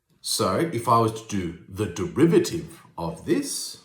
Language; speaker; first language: English; native; English